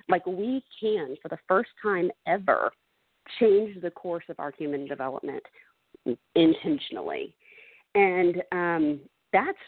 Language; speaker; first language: English; native; English